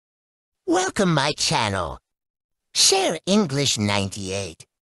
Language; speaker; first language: English; non-native, learner; Vietnamese